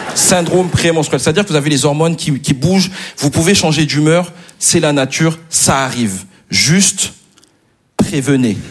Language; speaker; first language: French; native; French